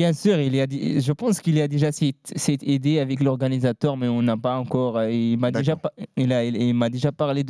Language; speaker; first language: French; non-native, learner; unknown